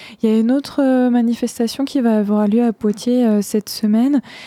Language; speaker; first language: French; native; French